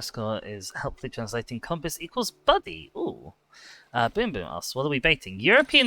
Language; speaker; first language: English; native; English